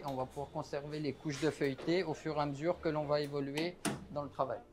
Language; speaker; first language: French; native; French